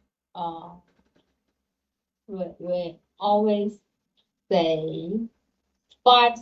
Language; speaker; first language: English; non-native, learner; Chinese